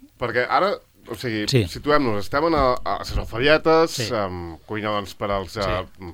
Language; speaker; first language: Catalan; native; Catalan